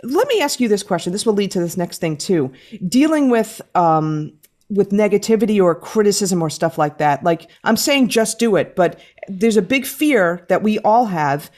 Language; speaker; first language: English; native; English